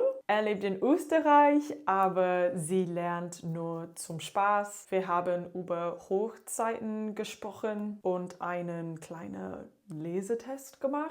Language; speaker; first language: German; non-native, learner; English